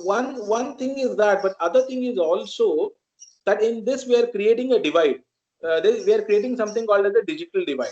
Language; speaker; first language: English; non-native, local second language; Marathi